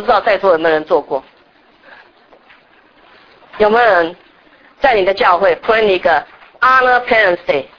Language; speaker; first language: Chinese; native; Chinese